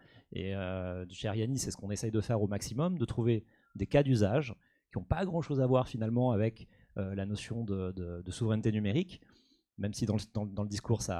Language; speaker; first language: French; native; French